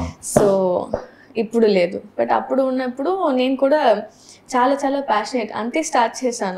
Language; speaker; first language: Telugu; non-native, learner; Tamil